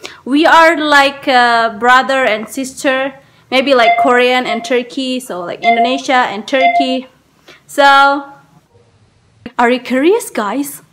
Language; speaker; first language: English; non-native, learner; Indonesian